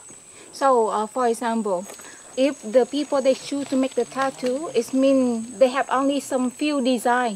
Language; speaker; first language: English; non-native, learner; Vietnamese